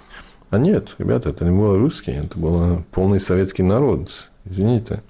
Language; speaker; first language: Russian; non-native, fluent; English